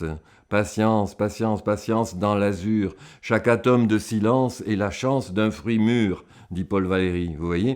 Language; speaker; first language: French; native; French